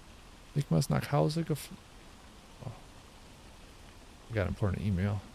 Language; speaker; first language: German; non-native, learner; English